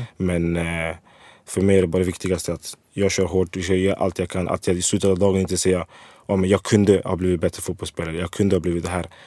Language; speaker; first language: Swedish; early bilingual, other home language; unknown